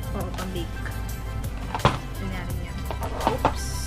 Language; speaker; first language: Filipino; native; Filipino